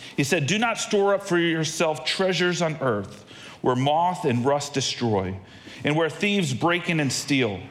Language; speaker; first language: English; native; English